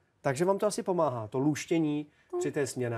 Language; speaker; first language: Czech; native; Czech